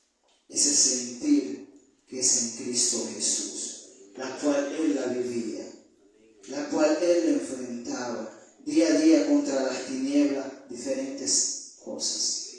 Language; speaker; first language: Spanish; native; Spanish